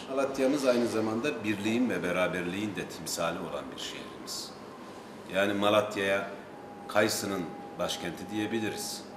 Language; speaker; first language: Turkish; native; Turkish